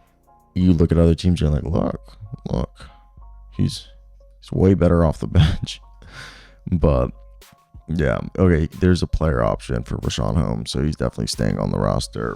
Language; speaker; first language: English; native; English